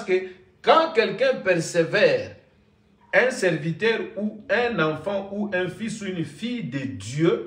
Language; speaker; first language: French; non-native, local second language; Lingala